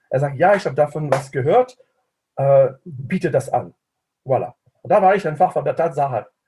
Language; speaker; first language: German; non-native, fluent; French